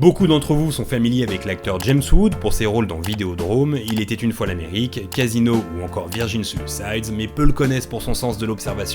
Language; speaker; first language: French; native; French